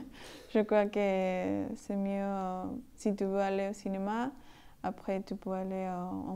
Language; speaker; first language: French; non-native, learner; Spanish